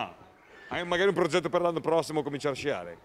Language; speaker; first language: Italian; native; Italian